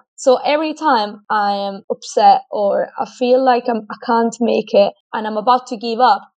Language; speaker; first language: English; non-native, fluent; Italian